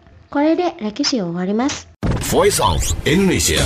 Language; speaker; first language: Japanese; non-native, fluent; Indonesian